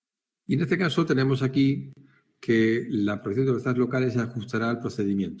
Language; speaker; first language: Spanish; native; Spanish